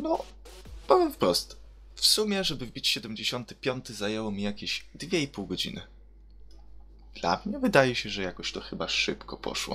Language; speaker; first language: Polish; native; Polish